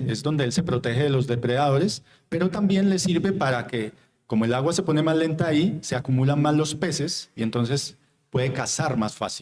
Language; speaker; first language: Spanish; native; Spanish